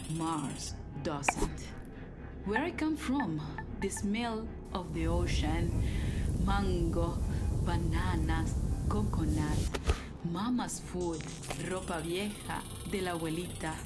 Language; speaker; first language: English; non-native, fluent; Spanish